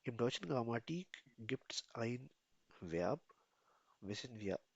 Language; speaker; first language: German; non-native, fluent; Hindi